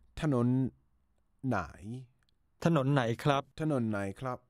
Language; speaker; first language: Thai; non-native, learner; English